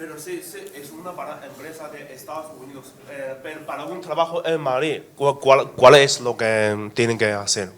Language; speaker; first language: Spanish; non-native, learner; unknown